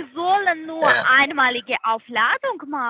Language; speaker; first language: German; non-native, learner; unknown